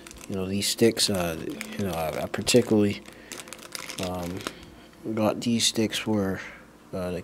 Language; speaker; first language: English; native; English